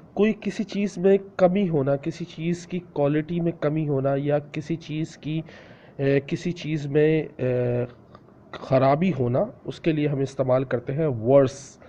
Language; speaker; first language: Hindi; non-native, local second language; Punjabi